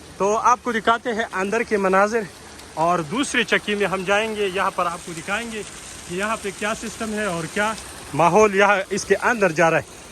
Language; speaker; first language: Urdu; non-native, local second language; Pashto